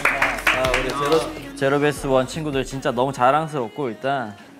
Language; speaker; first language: Korean; native; Korean